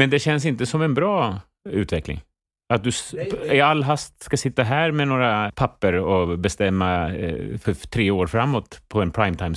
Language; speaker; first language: Swedish; native; Swedish